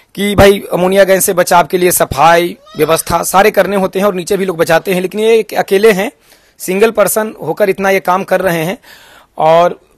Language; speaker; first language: Hindi; native; Hindi